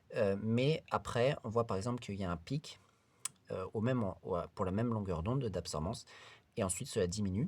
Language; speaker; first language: French; native; French